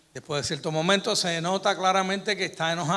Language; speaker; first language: Spanish; native; Spanish